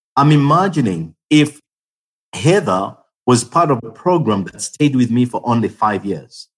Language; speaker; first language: English; non-native, local second language; Ganda